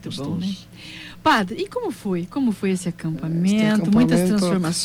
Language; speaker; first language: Portuguese; native; Portuguese